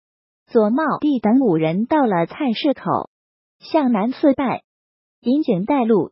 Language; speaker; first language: Chinese; native; Chinese